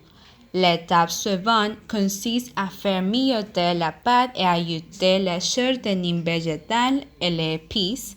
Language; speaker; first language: French; non-native, learner; Spanish